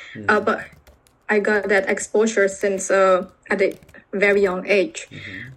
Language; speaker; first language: English; non-native, fluent; Indonesian